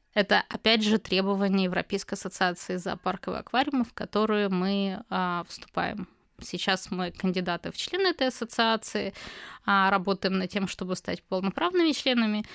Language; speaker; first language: Russian; native; Russian